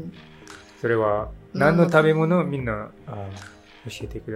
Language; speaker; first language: Japanese; non-native, learner; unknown